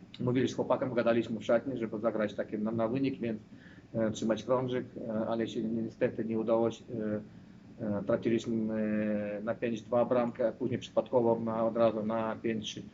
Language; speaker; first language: Polish; non-native, learner; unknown